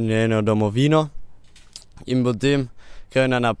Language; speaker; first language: Slovenian; non-native, local second language; German